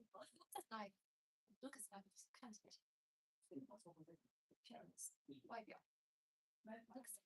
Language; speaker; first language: English; non-native, learner; Chinese